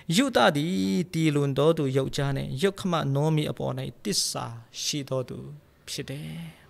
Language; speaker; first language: Burmese; non-native, local second language; Tedim Chin